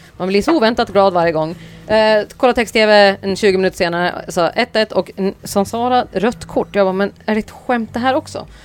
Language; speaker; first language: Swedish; native; Swedish